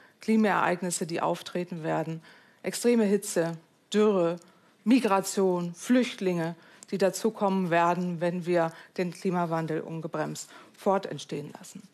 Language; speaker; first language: German; native; German